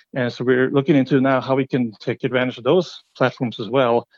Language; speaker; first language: English; non-native, fluent; Norwegian